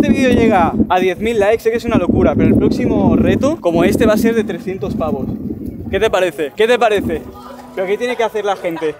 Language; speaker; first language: Spanish; native; Spanish